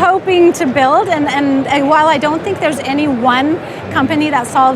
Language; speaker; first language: English; native; English